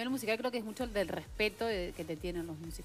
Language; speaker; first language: Spanish; native; Spanish